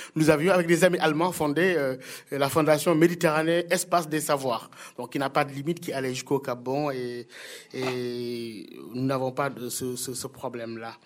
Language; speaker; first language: French; non-native, local second language; Wolof